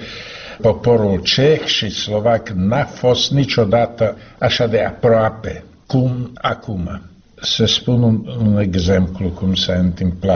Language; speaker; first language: Romanian; non-native, fluent; Slovak